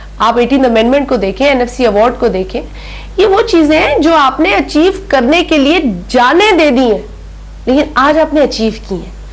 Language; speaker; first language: Urdu; non-native, local second language; Sindhi